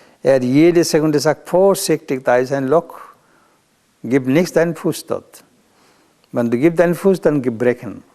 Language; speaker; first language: German; non-native, learner; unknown